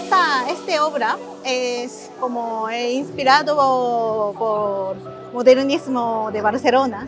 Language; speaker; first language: Spanish; non-native, learner; Japanese